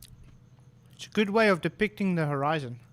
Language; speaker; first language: English; native; English